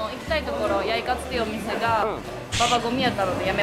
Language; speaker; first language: Japanese; native; Japanese